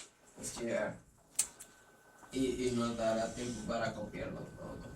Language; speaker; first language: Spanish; early bilingual, heritage; Spanish